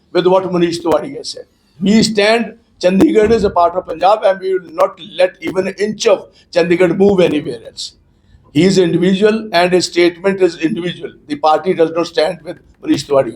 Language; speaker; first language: English; non-native, local second language; Punjabi